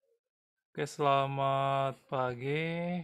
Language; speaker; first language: Indonesian; native; Indonesian